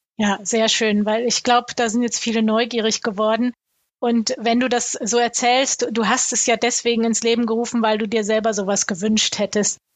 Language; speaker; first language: German; native; German